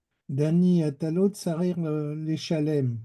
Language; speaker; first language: Hebrew; non-native, learner; French